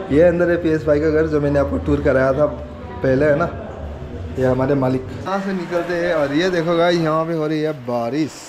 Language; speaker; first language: Hindi; non-native, local second language; Nepali